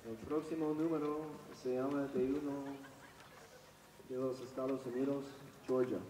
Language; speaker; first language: Spanish; non-native, learner; English